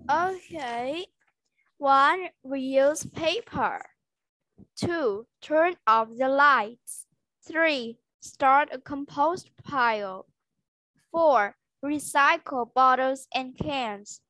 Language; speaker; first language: English; non-native, learner; Vietnamese